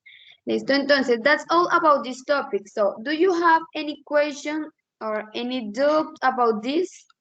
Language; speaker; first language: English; non-native, fluent; Spanish